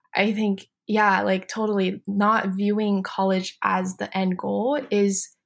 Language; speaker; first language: English; non-native, fluent; Chinese